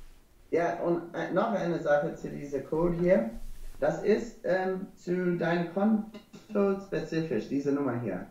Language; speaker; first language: German; non-native, learner; English